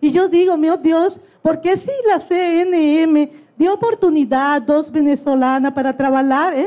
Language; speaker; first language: Portuguese; non-native, learner; Spanish